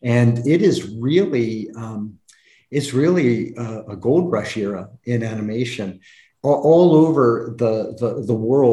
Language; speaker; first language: English; native; English